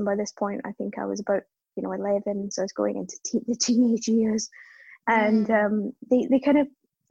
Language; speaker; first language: English; native; English